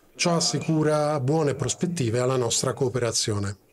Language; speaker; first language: Italian; non-native, fluent; Czech